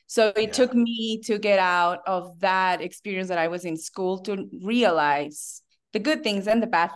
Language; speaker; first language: English; non-native, fluent; Spanish